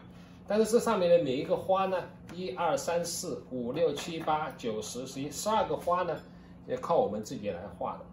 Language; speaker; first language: Chinese; native; Chinese